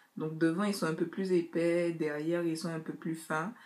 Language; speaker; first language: French; native; French